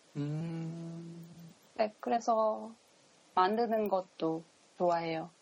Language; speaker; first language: Korean; non-native, learner; Japanese